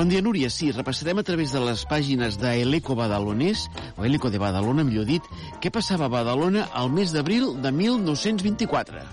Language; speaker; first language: Catalan; native; Catalan